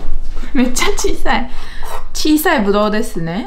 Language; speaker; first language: Japanese; non-native, fluent; Chinese